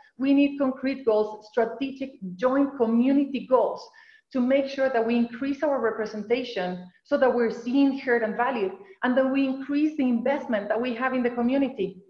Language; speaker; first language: English; non-native, fluent; Spanish